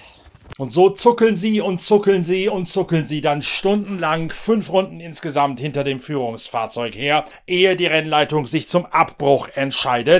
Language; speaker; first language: German; native; German